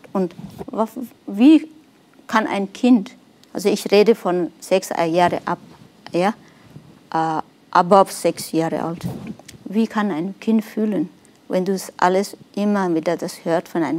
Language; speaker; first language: German; non-native, fluent; Nepali